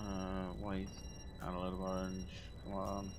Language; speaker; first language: English; native; English